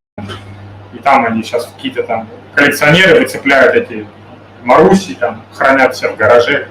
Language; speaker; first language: Russian; native; Russian